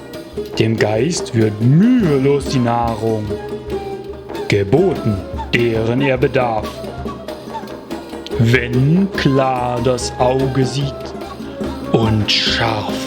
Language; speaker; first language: German; native; German